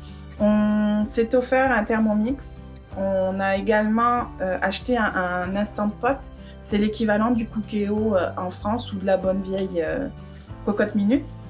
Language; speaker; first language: French; native; French